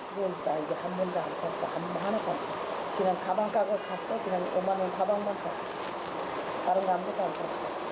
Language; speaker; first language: Korean; non-native, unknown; Bangla